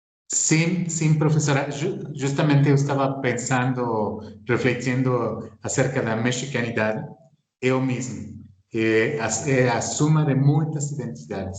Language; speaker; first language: Portuguese; non-native, fluent; Spanish